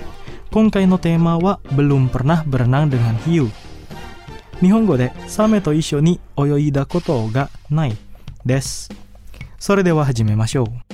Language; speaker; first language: Japanese; non-native, fluent; Indonesian